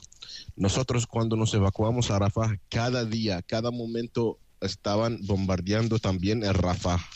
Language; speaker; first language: Spanish; non-native, fluent; Arabic